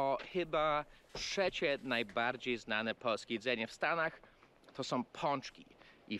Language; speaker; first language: Polish; non-native, fluent; English